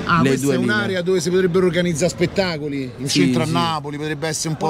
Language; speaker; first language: Italian; native; Italian